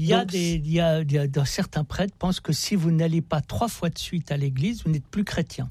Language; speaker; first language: French; native; French